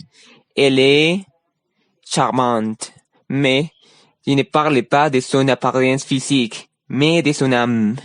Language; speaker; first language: French; non-native, learner; Spanish